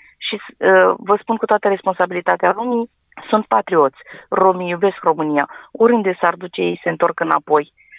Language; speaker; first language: Romanian; non-native, local second language; Romany